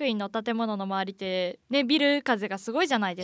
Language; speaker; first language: Japanese; native; Japanese